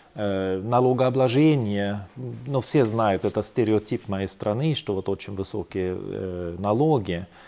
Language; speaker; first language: Russian; non-native, fluent; Swedish